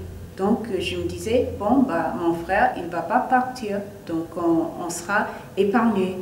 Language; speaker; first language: French; non-native, fluent; English